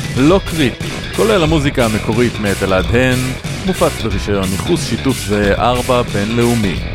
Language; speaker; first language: Hebrew; native; Hebrew